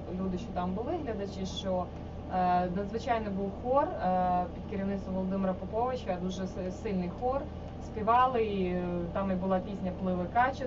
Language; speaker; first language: Ukrainian; native; Ukrainian